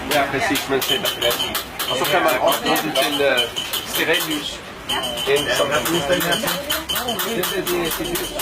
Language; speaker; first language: Danish; non-native, fluent; Arabic